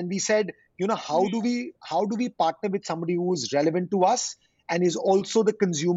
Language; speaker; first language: English; non-native, local second language; Hindi